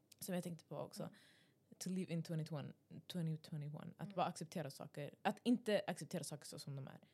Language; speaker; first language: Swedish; early bilingual, other home language; Arabic